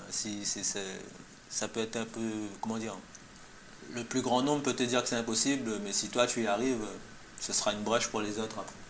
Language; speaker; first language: French; native; French